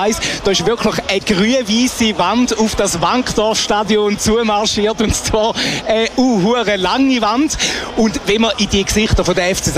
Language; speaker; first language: German; native; German